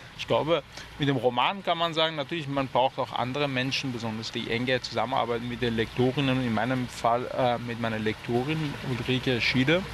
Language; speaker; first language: German; non-native, fluent; Persian